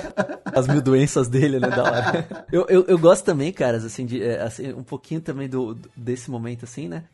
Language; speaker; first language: Portuguese; native; Portuguese